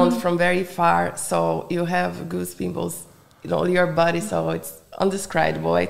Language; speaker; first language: English; non-native, fluent; Portuguese